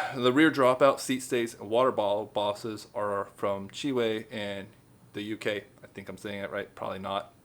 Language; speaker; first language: English; native; English